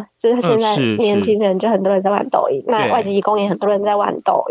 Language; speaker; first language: Chinese; native; Chinese